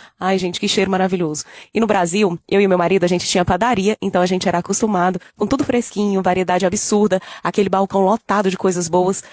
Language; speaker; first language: Portuguese; native; Portuguese